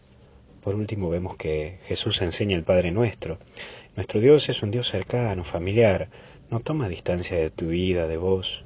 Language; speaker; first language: Spanish; native; Spanish